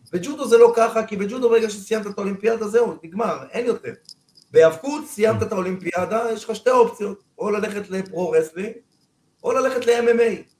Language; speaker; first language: Hebrew; non-native, fluent; Spanish